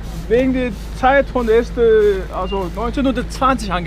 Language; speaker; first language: German; non-native, learner; Mongolian